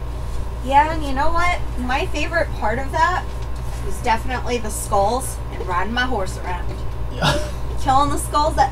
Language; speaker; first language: English; native; English